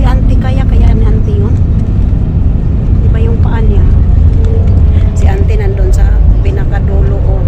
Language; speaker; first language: Filipino; non-native, local second language; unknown